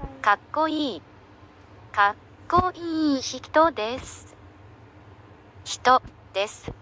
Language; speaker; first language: Japanese; non-native, learner; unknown